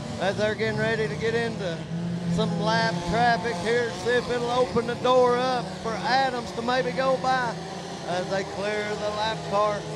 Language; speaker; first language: English; native; English